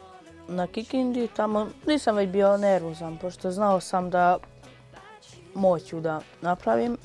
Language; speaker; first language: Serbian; non-native, local second language; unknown